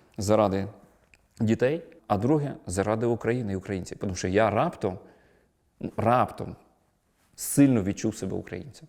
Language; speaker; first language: Ukrainian; non-native, local second language; Russian